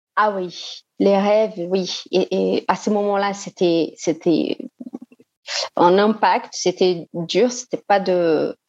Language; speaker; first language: French; non-native, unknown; Portuguese